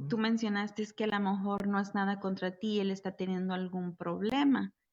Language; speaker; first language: Spanish; native; Spanish